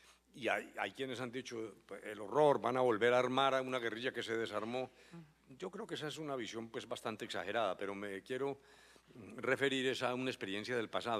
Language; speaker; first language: Spanish; native; Spanish